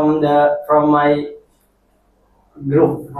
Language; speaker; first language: English; non-native, learner; Indonesian